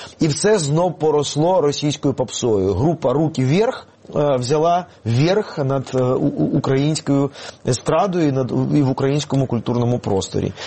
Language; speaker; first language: Ukrainian; non-native, local second language; Russian